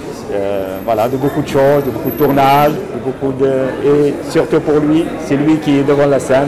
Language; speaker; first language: French; non-native, fluent; Arabic